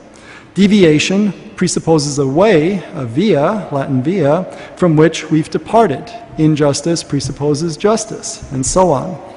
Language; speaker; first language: English; native; English